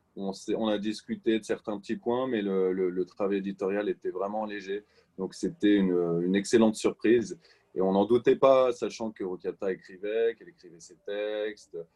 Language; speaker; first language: French; native; French